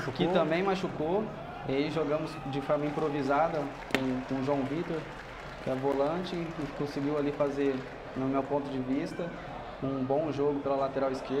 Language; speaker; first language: Portuguese; native; Portuguese